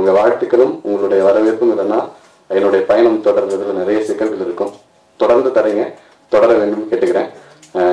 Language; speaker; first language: Tamil; native; Tamil